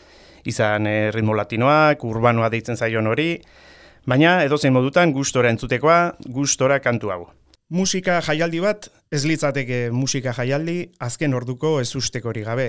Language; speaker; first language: Basque; native; Basque